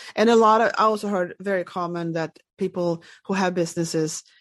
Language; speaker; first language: English; non-native, fluent; Swedish